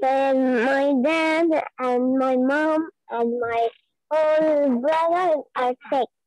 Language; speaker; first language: English; non-native, learner; Arabic